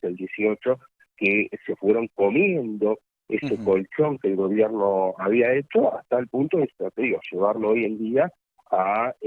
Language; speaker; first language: Spanish; native; Spanish